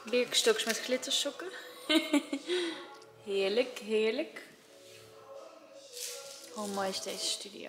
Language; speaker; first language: Dutch; native; Dutch